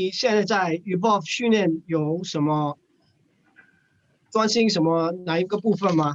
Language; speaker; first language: Chinese; non-native, fluent; English